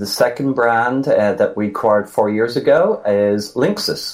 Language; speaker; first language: English; native; English